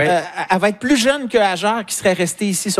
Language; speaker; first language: French; native; French